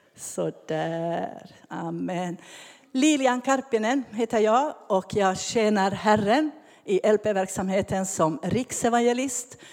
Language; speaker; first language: Swedish; native; Swedish